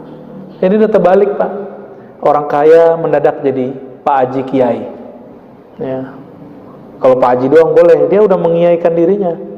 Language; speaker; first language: Indonesian; native; Indonesian